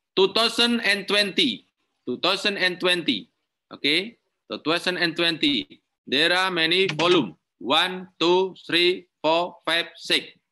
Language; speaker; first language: English; non-native, learner; Indonesian